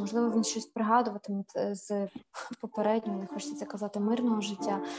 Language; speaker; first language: Ukrainian; native; Ukrainian